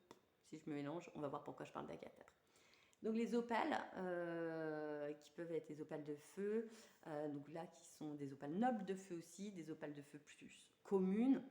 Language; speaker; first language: French; native; French